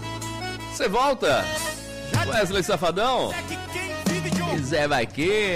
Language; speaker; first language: Portuguese; native; Portuguese